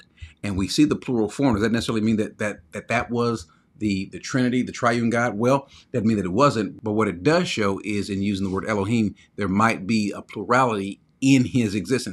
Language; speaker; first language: English; native; English